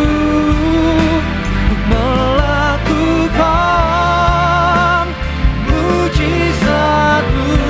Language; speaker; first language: Indonesian; native; Indonesian